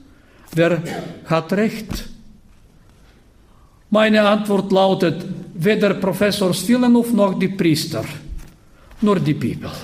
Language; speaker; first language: German; non-native, fluent; Bulgarian